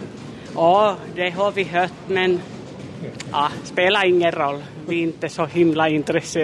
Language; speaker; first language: Swedish; non-native, fluent; Finnish